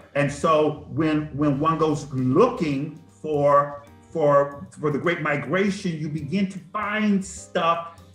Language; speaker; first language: English; native; English